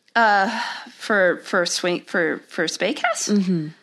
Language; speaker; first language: English; native; English